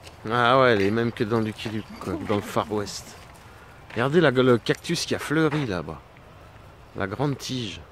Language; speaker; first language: French; native; French